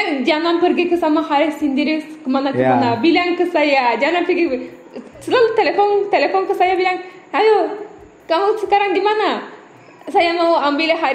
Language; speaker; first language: Indonesian; non-native, learner; Turkish